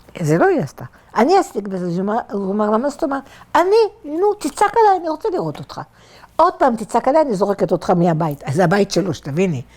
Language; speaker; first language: Hebrew; non-native, fluent; French